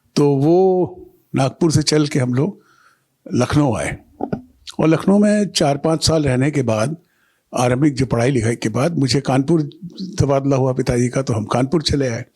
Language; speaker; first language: Hindi; non-native, local second language; Bangla